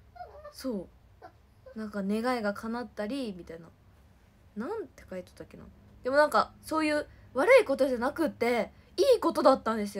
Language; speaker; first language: Japanese; native; Japanese